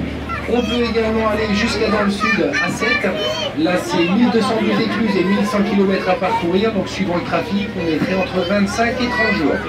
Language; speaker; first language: French; native; French